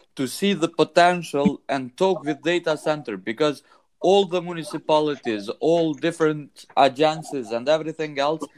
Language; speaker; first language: English; non-native, fluent; Albanian